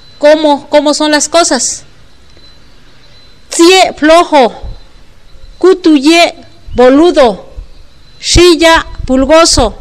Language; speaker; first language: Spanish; non-native, local second language; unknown